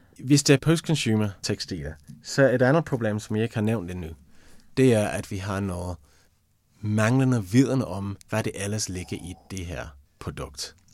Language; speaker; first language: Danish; non-native, fluent; English